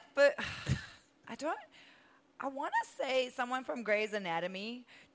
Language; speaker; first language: English; native; English